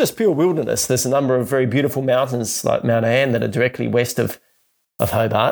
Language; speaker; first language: English; native; English